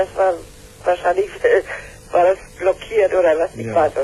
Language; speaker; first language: German; native; German